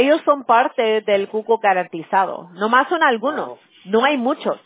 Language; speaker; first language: Spanish; early bilingual, heritage; Spanish